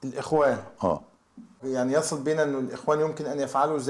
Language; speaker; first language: Arabic; native; Arabic